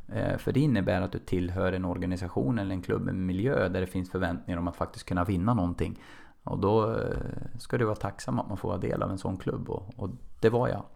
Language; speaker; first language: Swedish; native; Swedish